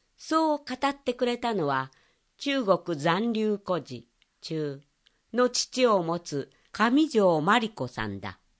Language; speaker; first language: Japanese; native; Japanese